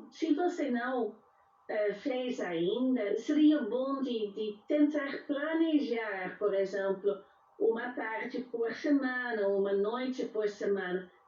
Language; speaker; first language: Portuguese; non-native, fluent; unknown